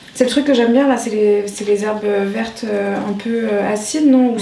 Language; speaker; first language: French; early bilingual, other home language; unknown